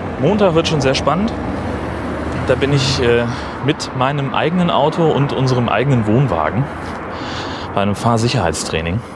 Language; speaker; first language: German; native; German